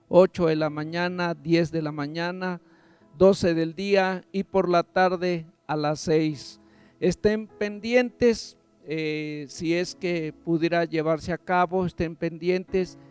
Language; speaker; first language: Spanish; native; Spanish